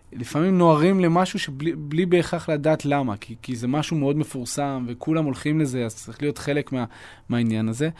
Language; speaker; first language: Hebrew; early bilingual, other home language; French